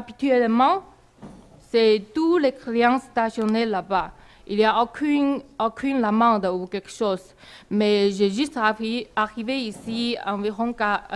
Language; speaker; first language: French; non-native, learner; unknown